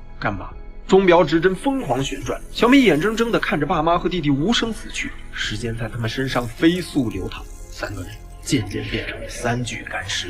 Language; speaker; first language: Chinese; native; Chinese